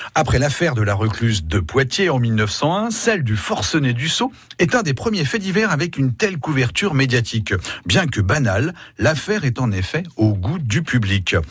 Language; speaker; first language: French; native; French